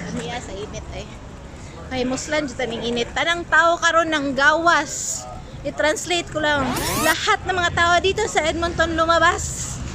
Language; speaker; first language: Filipino; non-native, local second language; Cebuano